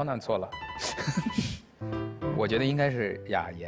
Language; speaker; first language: Chinese; native; Chinese